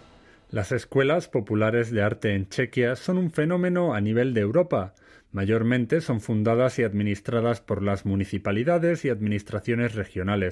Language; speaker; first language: Spanish; native; Spanish